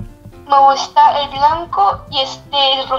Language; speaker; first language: Spanish; native; Spanish